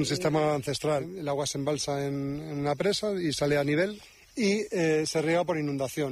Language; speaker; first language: Spanish; native; Spanish